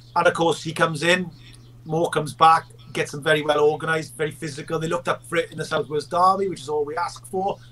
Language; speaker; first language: English; native; English